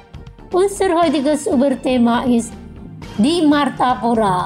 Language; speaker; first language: German; non-native, fluent; Indonesian